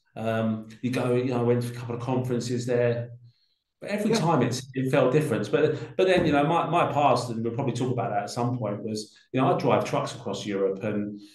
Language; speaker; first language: English; native; English